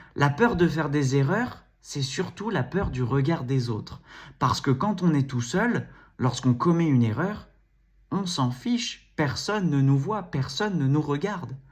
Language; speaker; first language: French; native; French